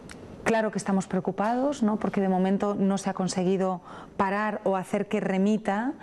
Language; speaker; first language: Spanish; native; Spanish